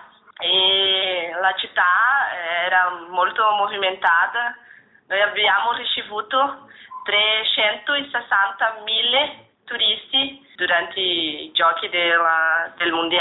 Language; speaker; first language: Italian; non-native, learner; Portuguese